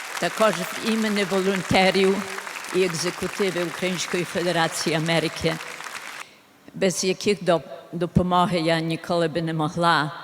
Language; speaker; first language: Ukrainian; early bilingual, other home language; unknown